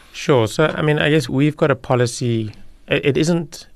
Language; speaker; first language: English; native; English